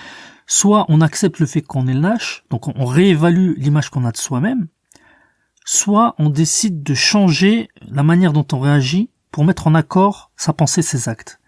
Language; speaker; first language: French; native; French